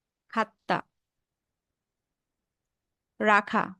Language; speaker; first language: Korean; non-native, learner; Bangla